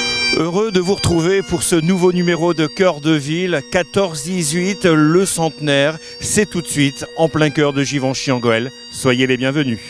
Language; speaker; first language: French; native; French